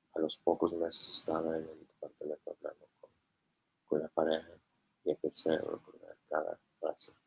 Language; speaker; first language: Spanish; non-native, learner; English